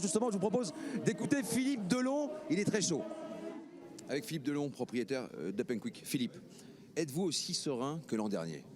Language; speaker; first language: French; native; French